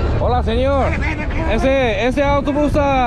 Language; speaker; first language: Spanish; non-native, learner; Korean